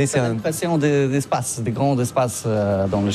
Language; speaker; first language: French; non-native, learner; Polish